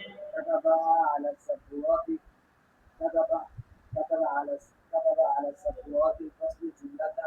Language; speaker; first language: Arabic; non-native, learner; Bangla